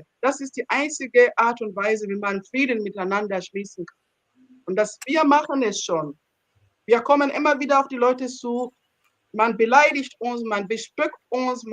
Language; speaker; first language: German; non-native, fluent; Ganda